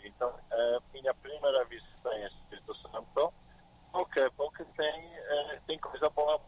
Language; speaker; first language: Portuguese; non-native, learner; Polish